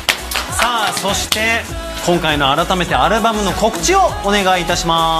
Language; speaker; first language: Japanese; native; Japanese